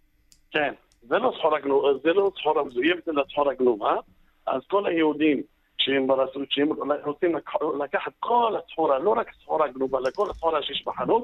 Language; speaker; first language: Hebrew; non-native, fluent; Arabic